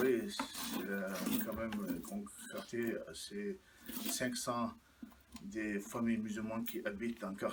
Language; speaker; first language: French; non-native, learner; Chechen